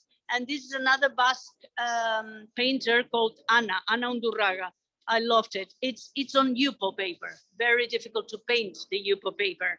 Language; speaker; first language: English; non-native, fluent; Spanish